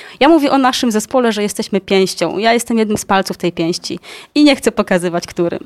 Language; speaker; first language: Polish; native; Polish